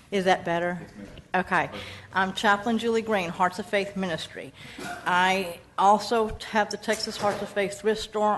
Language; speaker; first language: English; native; English